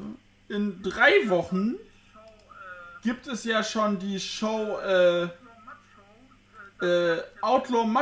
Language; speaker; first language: German; native; German